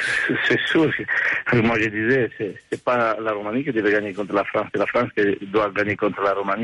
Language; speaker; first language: French; non-native, fluent; Romanian